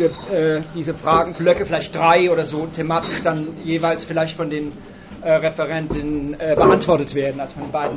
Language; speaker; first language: German; native; German